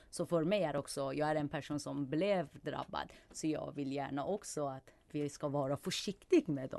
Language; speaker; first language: Swedish; non-native, fluent; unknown